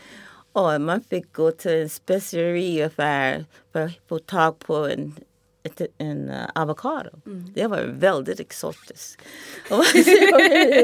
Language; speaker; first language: Swedish; non-native, fluent; English